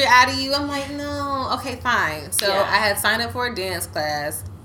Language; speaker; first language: English; native; English